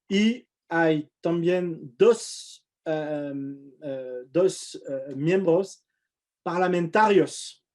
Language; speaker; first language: Spanish; non-native, fluent; French